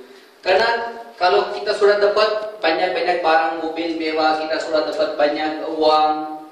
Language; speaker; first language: Indonesian; non-native, fluent; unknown